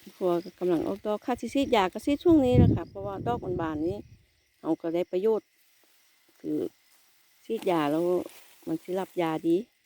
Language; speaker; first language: Thai; native; Thai